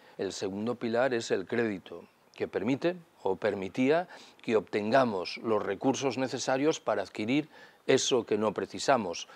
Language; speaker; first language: Spanish; native; Spanish